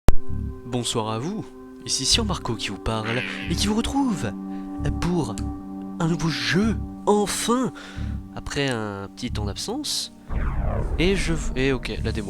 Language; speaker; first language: French; native; French